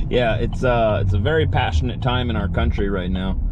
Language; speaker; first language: English; native; English